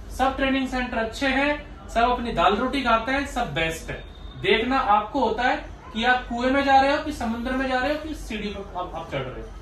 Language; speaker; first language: Hindi; native; Hindi